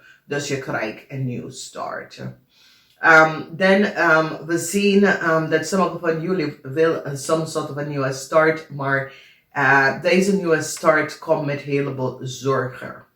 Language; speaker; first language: Dutch; non-native, learner; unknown